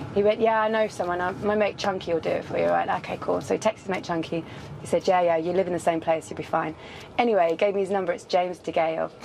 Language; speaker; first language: English; native; English